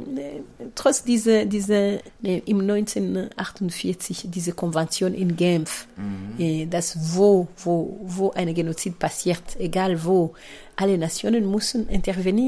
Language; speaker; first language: German; non-native, fluent; Kinyarwanda